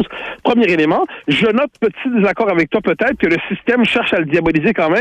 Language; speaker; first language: French; native; French